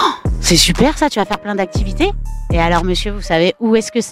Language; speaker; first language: French; native; French